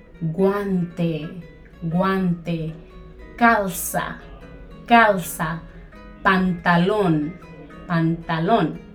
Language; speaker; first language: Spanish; non-native, fluent; Portuguese